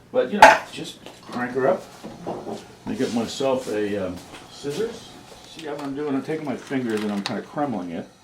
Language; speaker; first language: English; native; English